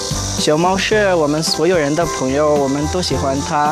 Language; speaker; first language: Chinese; non-native, learner; Malagasy